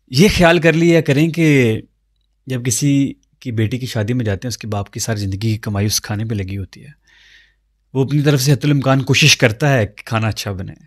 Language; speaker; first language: Urdu; non-native, local second language; Punjabi